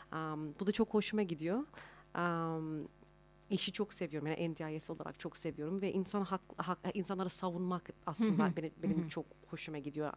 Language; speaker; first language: Turkish; early bilingual, heritage; Turkish